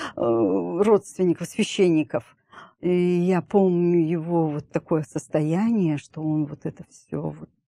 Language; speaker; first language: Russian; native; Russian